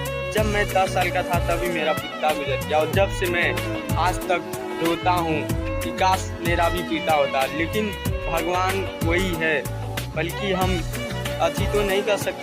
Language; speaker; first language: Hindi; non-native, local second language; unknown